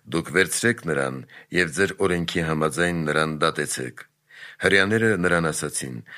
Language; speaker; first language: Armenian; native; Armenian